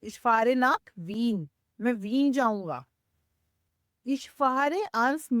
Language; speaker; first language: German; non-native, learner; Hindi